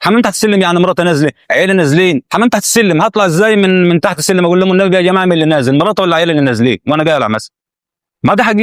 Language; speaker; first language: Arabic; native; Arabic